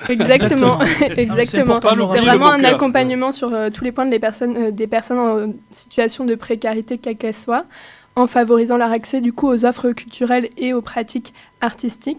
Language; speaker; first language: French; native; French